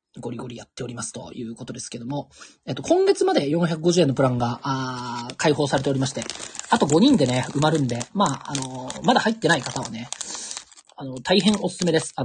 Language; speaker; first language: Japanese; native; Japanese